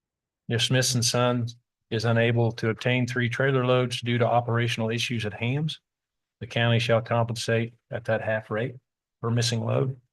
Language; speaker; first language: English; native; English